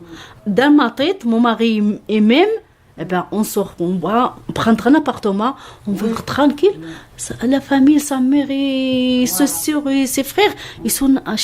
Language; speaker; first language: French; non-native, learner; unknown